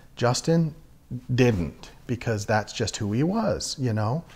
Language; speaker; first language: English; native; English